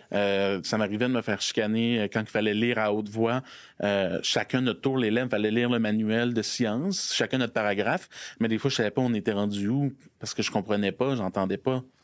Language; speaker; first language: French; native; French